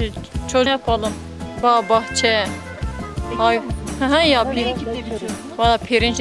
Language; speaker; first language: Turkish; non-native, local second language; Kurdish